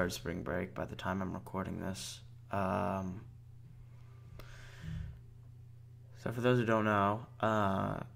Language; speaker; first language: English; native; English